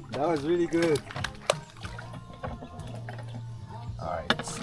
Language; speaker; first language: English; non-native, fluent; French